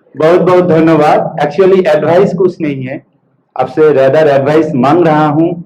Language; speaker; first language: Hindi; non-native, local second language; Bangla